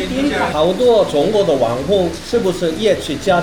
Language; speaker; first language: Chinese; non-native, learner; Korean